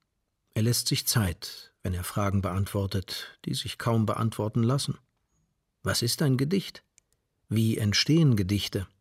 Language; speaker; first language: German; native; German